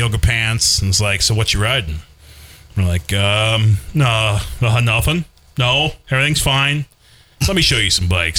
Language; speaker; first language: English; native; English